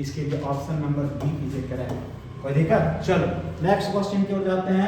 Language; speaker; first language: Hindi; native; Hindi